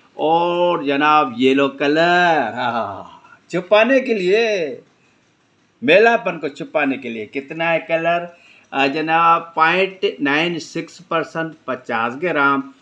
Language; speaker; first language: Urdu; non-native, local second language; Sindhi